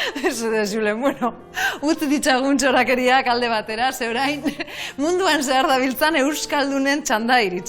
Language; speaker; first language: Basque; native; Basque